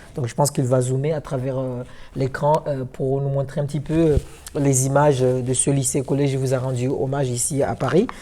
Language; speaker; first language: French; non-native, local second language; Ngazidja Comorian